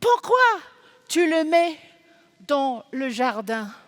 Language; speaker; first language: French; non-native, fluent; English